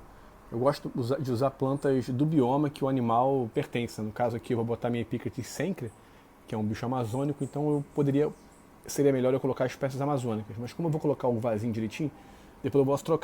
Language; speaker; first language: Portuguese; native; Portuguese